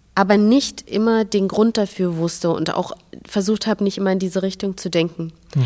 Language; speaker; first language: German; non-native, fluent; Belarusian